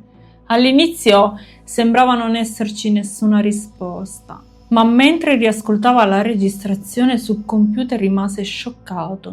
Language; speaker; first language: Italian; native; Italian